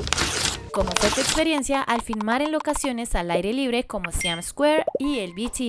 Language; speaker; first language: Spanish; native; Spanish